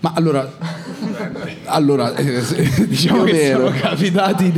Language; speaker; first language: Italian; native; Italian